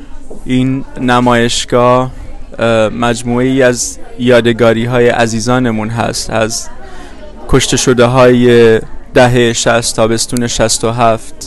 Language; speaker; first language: Persian; native; Persian